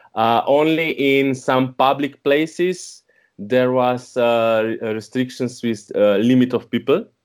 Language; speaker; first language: English; non-native, learner; Slovenian